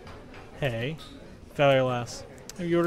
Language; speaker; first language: English; native; English